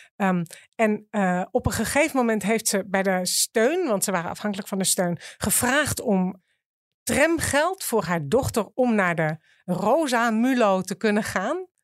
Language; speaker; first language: Dutch; native; Dutch